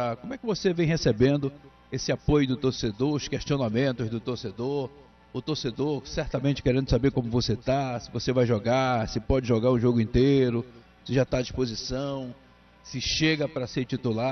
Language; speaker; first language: Portuguese; native; Portuguese